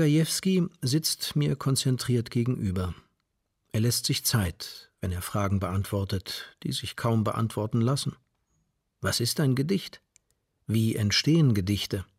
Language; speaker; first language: German; native; German